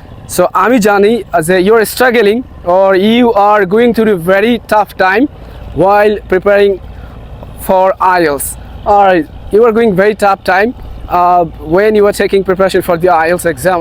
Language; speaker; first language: English; non-native, local second language; Bangla